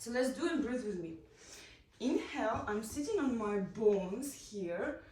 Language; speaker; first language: English; non-native, learner; Ukrainian